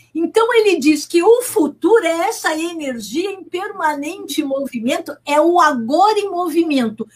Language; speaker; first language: Portuguese; native; Portuguese